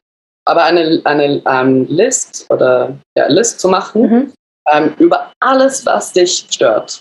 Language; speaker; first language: German; early bilingual, other home language; English